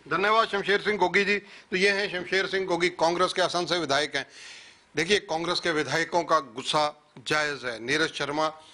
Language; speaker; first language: Hindi; native; Hindi